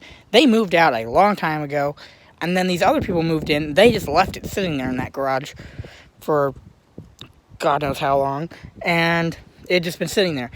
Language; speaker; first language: English; native; English